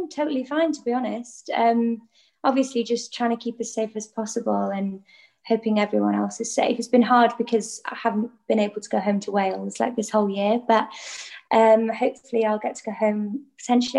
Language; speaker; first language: English; non-native, local second language; Welsh